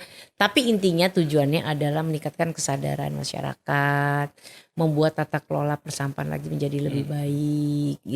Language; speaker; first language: Indonesian; native; Indonesian